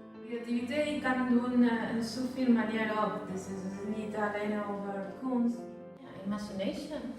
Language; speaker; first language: Dutch; non-native, learner; Spanish